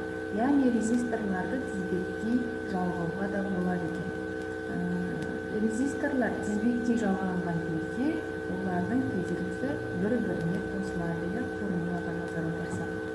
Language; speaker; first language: Kazakh; native; Kazakh